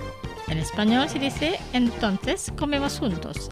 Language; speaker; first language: Spanish; non-native, fluent; Indonesian